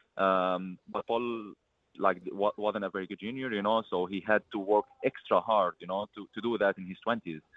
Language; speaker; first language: English; early bilingual, other home language; Arabic